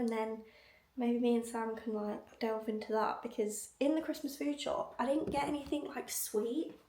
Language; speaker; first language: English; native; English